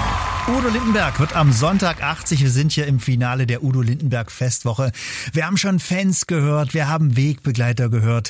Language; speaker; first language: German; native; German